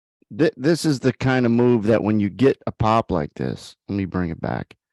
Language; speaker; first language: English; native; English